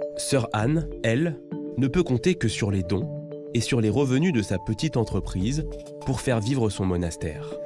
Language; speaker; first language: French; native; French